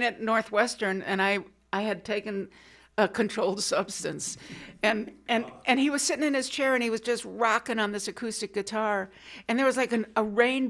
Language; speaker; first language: English; native; English